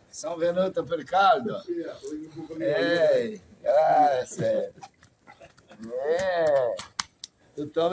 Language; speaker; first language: Italian; non-native, learner; Portuguese